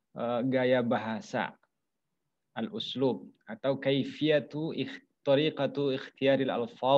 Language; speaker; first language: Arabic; non-native, fluent; Indonesian